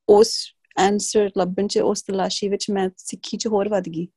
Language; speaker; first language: Punjabi; early bilingual, heritage; Punjabi